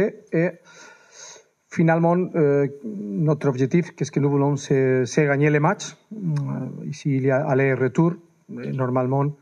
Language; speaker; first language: French; non-native, fluent; Spanish